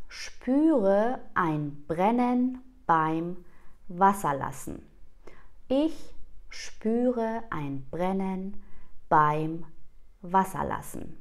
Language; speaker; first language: German; non-native, fluent; Persian